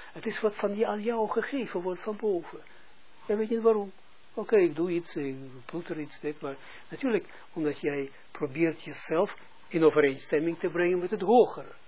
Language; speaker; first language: Dutch; non-native, fluent; Russian